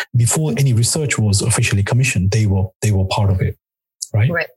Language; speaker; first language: English; non-native, local second language; Gujarati